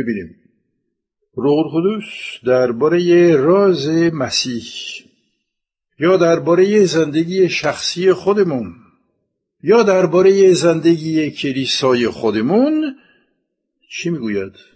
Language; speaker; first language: Persian; non-native, fluent; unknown